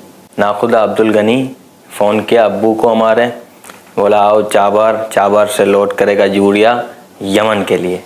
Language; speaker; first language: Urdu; non-native, local second language; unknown